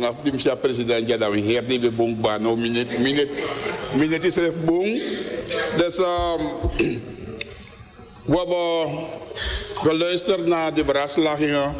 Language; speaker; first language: Dutch; non-native, local second language; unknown